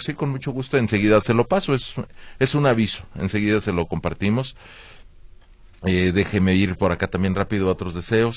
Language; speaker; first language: Spanish; native; Spanish